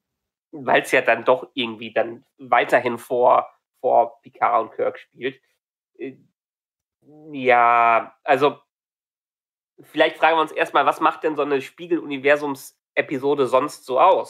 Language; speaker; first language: German; native; German